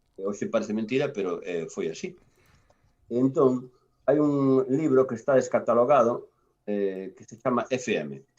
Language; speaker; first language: Galician; non-native, local second language; Spanish